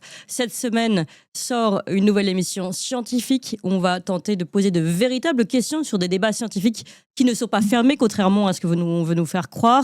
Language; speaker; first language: French; native; French